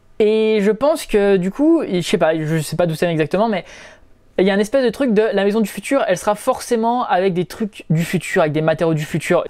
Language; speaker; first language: French; native; French